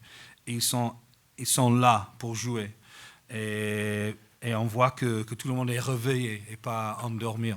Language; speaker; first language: French; non-native, fluent; English